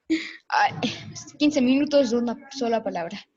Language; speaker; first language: Spanish; native; Spanish